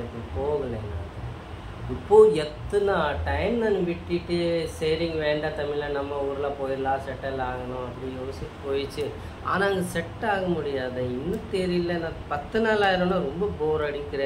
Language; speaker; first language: Tamil; non-native, fluent; Hindi